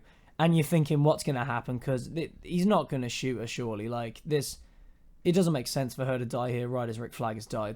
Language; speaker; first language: English; native; English